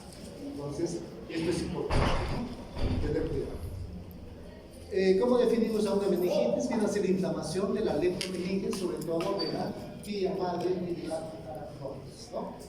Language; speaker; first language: Spanish; native; Spanish